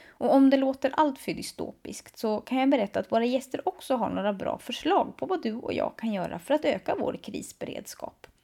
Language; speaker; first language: Swedish; native; Swedish